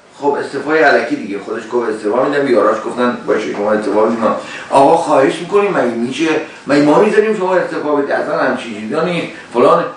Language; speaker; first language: Persian; native; Persian